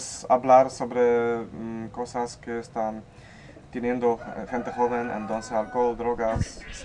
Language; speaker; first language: Spanish; non-native, learner; Polish